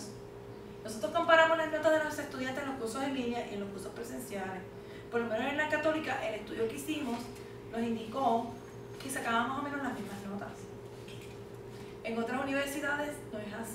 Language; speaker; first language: Spanish; native; Spanish